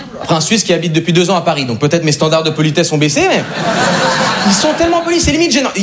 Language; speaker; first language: French; native; French